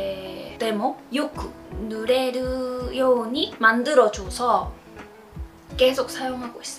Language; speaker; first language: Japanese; non-native, fluent; Korean